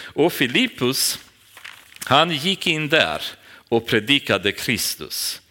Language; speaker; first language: Swedish; non-native, fluent; Romanian